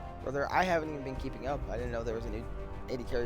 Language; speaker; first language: English; native; English